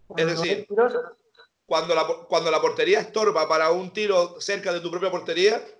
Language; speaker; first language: Spanish; native; Spanish